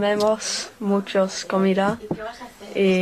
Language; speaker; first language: Spanish; non-native, learner; English